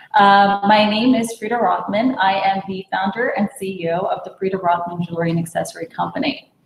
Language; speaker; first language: English; native; English